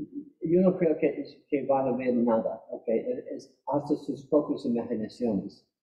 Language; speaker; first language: Spanish; non-native, fluent; English